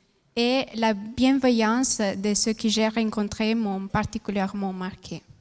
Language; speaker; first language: French; non-native, fluent; Spanish